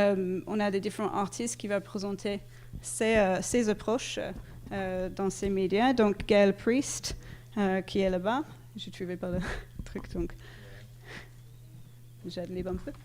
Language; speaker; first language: French; non-native, fluent; English